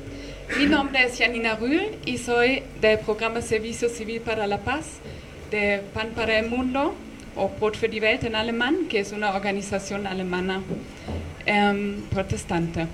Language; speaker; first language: Spanish; non-native, fluent; German